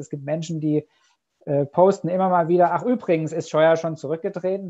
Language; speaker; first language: German; native; German